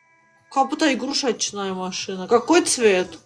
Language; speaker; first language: Russian; non-native, local second language; Azerbaijani